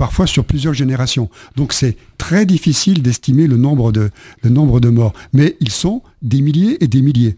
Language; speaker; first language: French; native; French